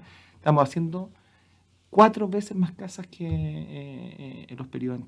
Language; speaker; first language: Spanish; native; Spanish